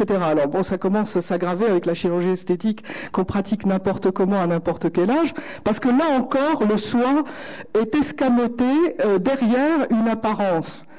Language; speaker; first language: French; native; French